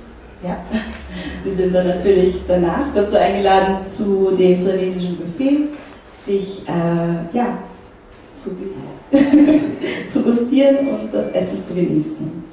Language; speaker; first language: German; native; German